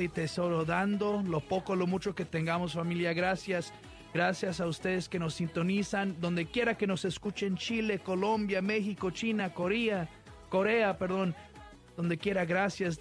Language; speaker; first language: Spanish; early bilingual, heritage; Spanish